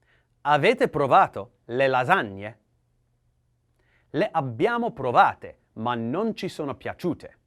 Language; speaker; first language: Italian; non-native, learner; English